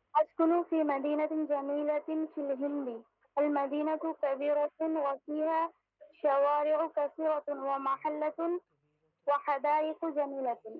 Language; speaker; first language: Arabic; non-native, learner; Bangla